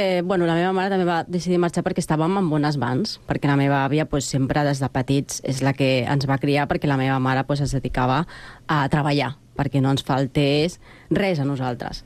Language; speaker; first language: Catalan; non-native, fluent; Spanish